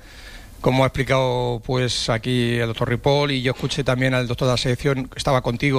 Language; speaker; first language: Spanish; native; Spanish